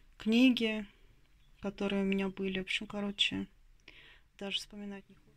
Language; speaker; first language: Russian; native; Russian